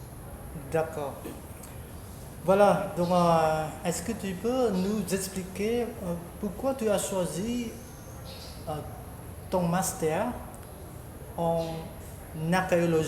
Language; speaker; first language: French; non-native, fluent; Khmer